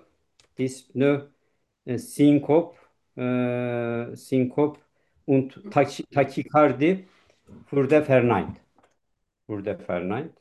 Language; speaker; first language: German; non-native, learner; Turkish